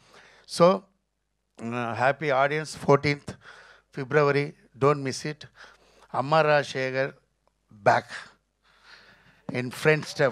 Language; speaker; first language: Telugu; non-native, fluent; Tamil